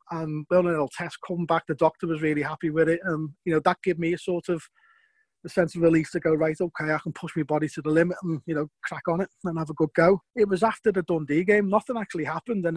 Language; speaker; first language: English; native; English